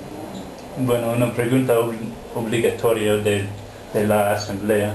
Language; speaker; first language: Spanish; non-native, fluent; English